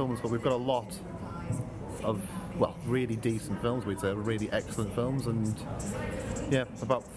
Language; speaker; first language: English; native; English